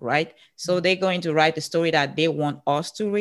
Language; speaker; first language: English; non-native, local second language; French